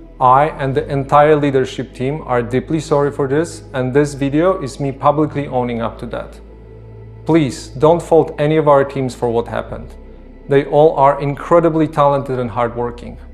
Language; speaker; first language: English; non-native, fluent; Polish